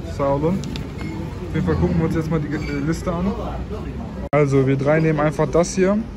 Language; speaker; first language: German; early bilingual, other home language; Turkish